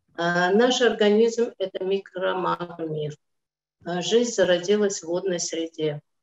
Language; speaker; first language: Russian; non-native, local second language; Azerbaijani